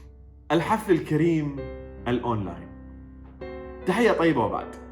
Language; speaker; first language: Arabic; native; Arabic